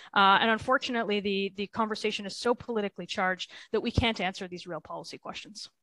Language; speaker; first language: English; native; English